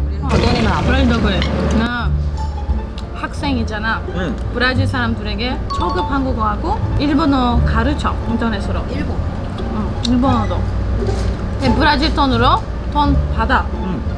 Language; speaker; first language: Korean; non-native, learner; Portuguese